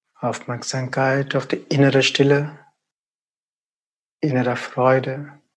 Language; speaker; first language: German; non-native, fluent; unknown